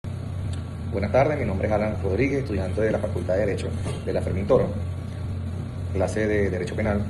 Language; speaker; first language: Spanish; native; Spanish